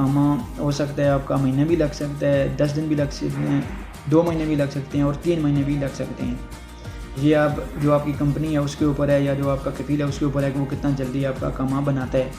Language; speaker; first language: Urdu; non-native, local second language; Punjabi